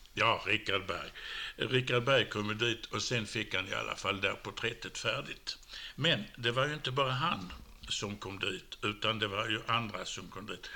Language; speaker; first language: Swedish; native; Swedish